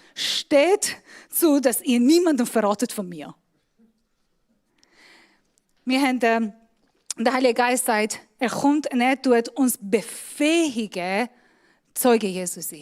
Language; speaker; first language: German; non-native, fluent; Persian